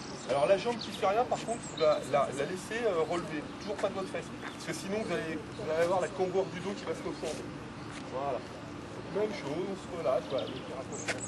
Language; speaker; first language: French; native; French